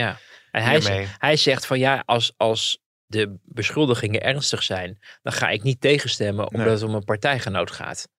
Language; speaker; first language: Dutch; native; Dutch